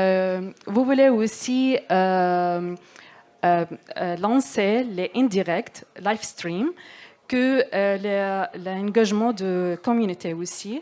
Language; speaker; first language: French; non-native, learner; Arabic